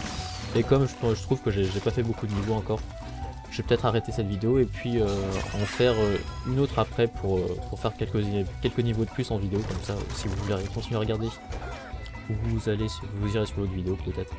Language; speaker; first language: French; native; French